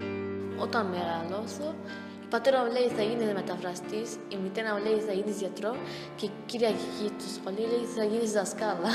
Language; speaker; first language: Greek; non-native, learner; Arabic